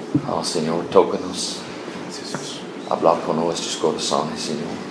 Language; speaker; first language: Spanish; non-native, learner; English